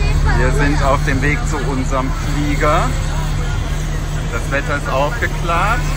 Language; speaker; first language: German; native; German